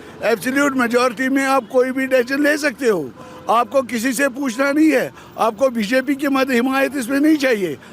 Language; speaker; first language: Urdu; non-native, local second language; Kashmiri